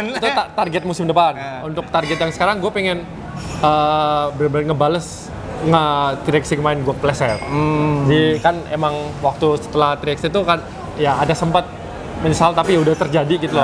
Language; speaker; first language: Indonesian; native; Indonesian